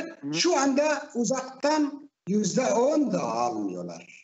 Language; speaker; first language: Turkish; non-native, fluent; Arabic